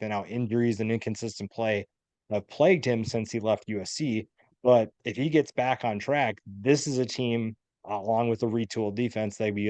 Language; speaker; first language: English; native; English